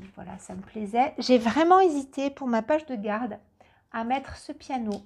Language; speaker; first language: French; native; French